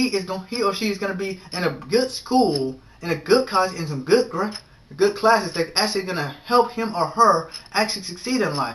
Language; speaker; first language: English; native; English